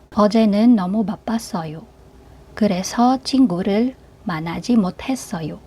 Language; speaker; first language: Korean; non-native, fluent; Filipino